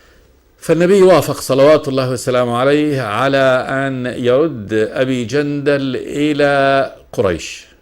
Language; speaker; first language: Arabic; native; Arabic